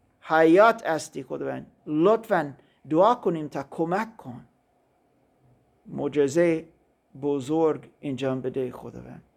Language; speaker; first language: Persian; non-native, learner; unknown